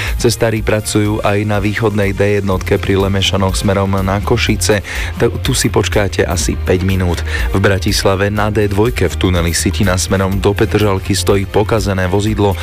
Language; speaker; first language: Slovak; native; Slovak